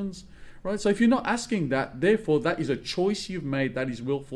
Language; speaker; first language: English; native; English